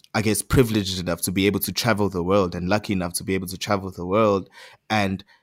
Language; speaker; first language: English; non-native, local second language; Zulu